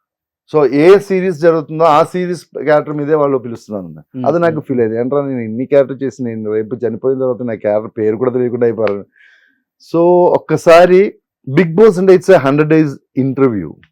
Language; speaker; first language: Telugu; non-native, learner; Malayalam